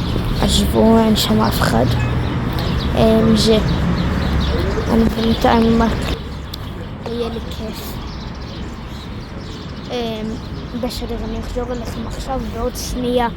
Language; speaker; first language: Hebrew; early bilingual, other home language; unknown